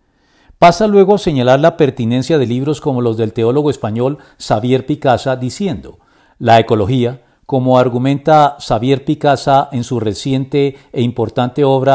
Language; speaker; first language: Spanish; native; Spanish